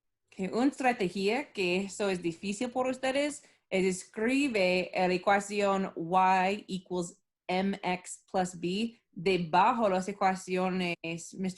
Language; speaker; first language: Spanish; non-native, learner; English